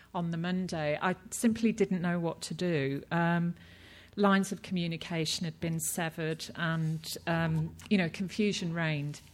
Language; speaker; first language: English; native; English